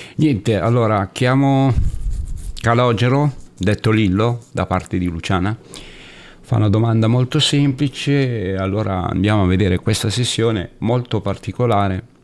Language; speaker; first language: Italian; native; Italian